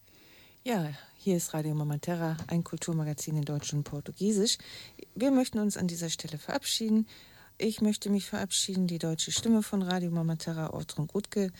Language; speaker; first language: German; native; German